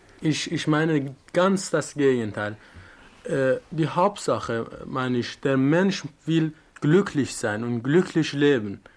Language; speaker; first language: German; non-native, learner; Persian